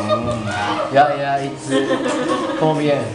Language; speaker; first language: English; non-native, learner; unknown